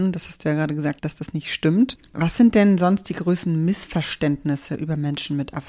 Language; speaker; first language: German; native; German